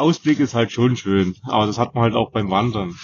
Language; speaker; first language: German; native; German